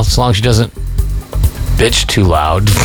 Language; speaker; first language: English; native; English